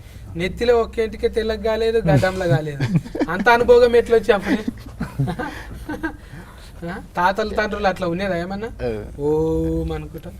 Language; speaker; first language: Telugu; native; Telugu